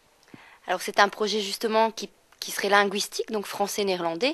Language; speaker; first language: French; native; French